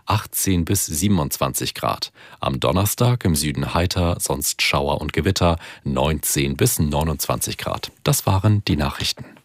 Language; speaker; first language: German; native; German